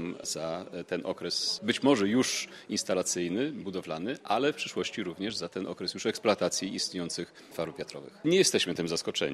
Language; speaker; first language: Polish; native; Polish